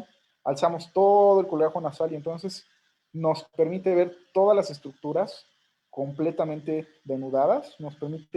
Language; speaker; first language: Spanish; native; Spanish